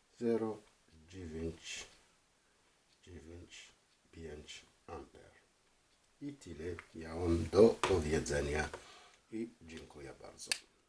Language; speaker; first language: Polish; non-native, fluent; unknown